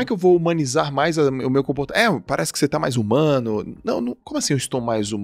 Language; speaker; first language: Portuguese; native; Portuguese